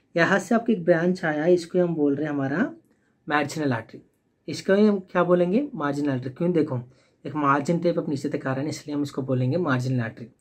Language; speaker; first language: Hindi; non-native, local second language; Telugu